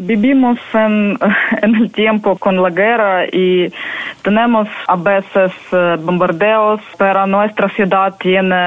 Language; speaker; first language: Spanish; non-native, fluent; Ukrainian